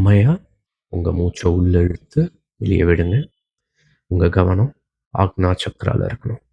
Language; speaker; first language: Tamil; native; Tamil